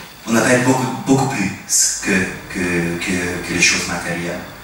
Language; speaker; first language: French; non-native, fluent; Hungarian